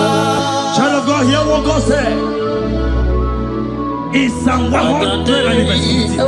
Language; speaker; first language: English; non-native, local second language; Igbo